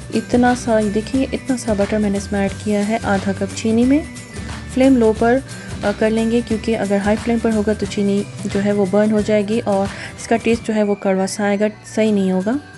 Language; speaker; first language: Urdu; native; Urdu